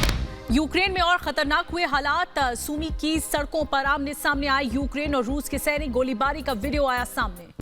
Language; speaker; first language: Hindi; native; Hindi